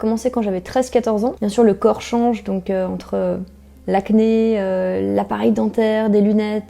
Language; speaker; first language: French; native; French